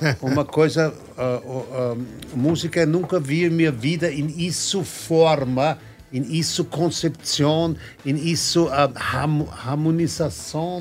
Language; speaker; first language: Portuguese; non-native, learner; German